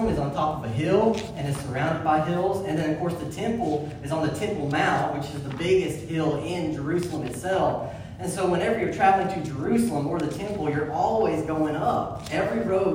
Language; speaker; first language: English; native; English